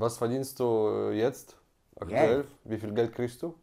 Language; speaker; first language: German; native; German